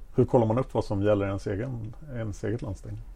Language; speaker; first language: Swedish; native; Swedish